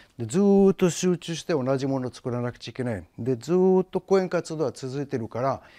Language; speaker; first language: Japanese; non-native, fluent; Hebrew